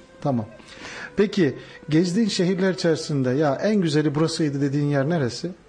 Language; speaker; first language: Turkish; native; Turkish